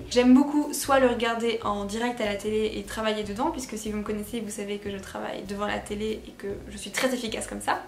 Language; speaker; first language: French; native; French